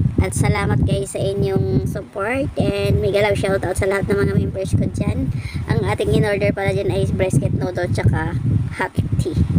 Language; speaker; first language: Filipino; native; Filipino